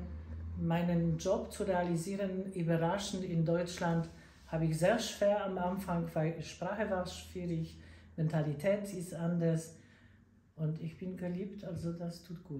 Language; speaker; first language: German; non-native, fluent; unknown